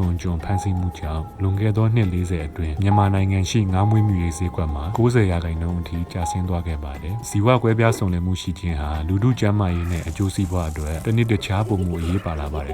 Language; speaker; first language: Burmese; native; Burmese